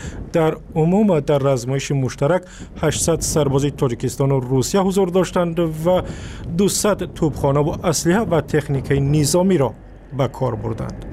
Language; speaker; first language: Persian; native; Persian